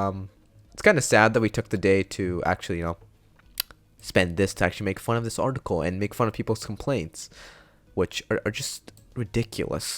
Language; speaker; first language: English; native; English